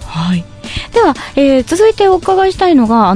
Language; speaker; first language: Japanese; native; Japanese